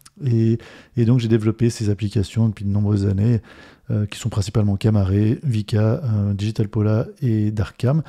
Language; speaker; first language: French; native; French